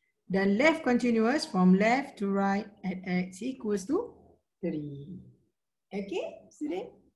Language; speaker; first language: English; non-native, local second language; Malay